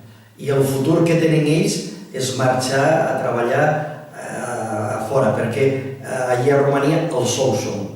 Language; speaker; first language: Catalan; non-native, local second language; Spanish